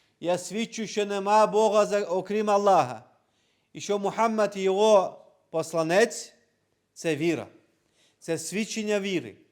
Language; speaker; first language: Ukrainian; non-native, local second language; Crimean Tatar